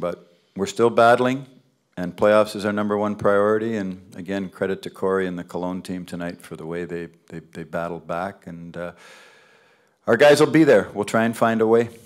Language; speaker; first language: English; native; English